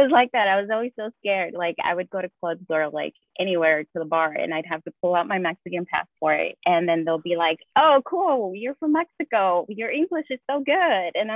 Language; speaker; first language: English; early bilingual, other home language; Spanish